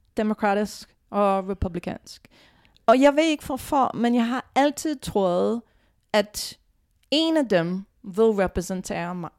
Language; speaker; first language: Danish; non-native, fluent; English